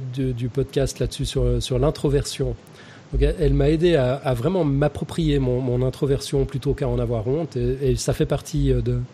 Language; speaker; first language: French; native; French